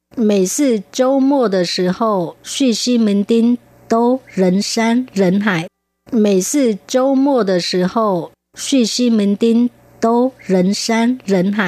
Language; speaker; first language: Chinese; non-native, fluent; Vietnamese